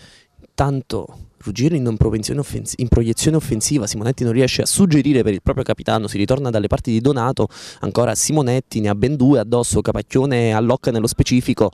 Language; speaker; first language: Italian; native; Italian